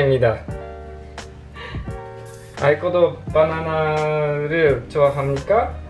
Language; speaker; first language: Korean; non-native, learner; Polish